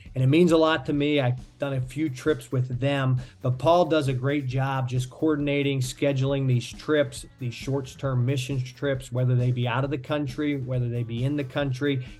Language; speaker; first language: English; native; English